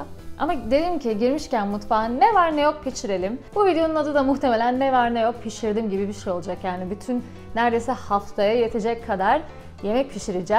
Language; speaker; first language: Turkish; native; Turkish